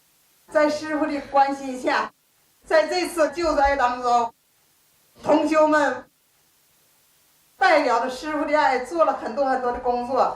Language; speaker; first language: Chinese; native; Chinese